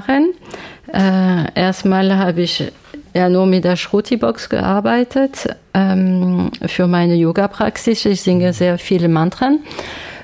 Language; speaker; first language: German; non-native, fluent; French